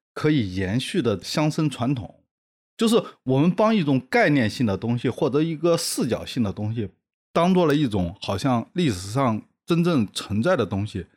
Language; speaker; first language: Chinese; native; Chinese